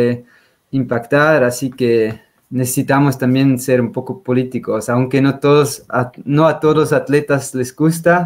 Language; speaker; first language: Spanish; non-native, fluent; Swiss German